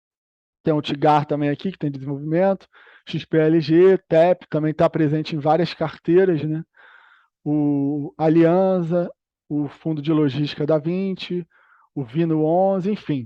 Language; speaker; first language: Portuguese; native; Portuguese